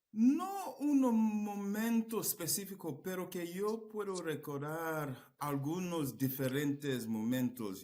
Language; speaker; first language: Spanish; non-native, fluent; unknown